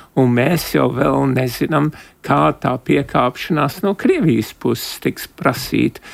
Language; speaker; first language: Latvian; early bilingual, heritage; Latvian